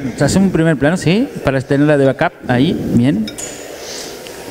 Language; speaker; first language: Spanish; native; Spanish